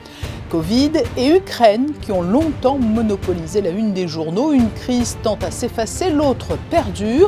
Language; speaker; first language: French; native; French